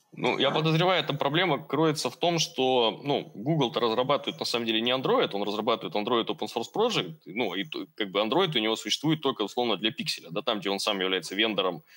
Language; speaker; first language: Russian; native; Russian